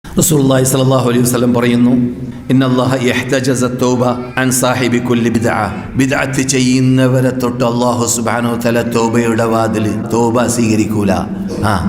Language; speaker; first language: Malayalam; native; Malayalam